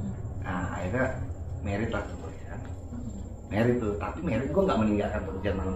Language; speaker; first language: Indonesian; native; Indonesian